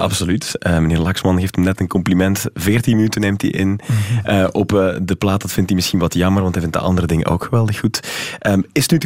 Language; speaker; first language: Dutch; native; Dutch